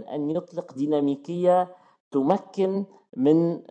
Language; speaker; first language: Arabic; native; Arabic